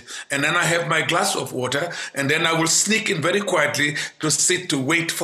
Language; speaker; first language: English; non-native, local second language; Xhosa